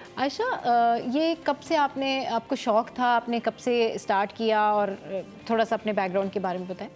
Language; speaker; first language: Urdu; native; Urdu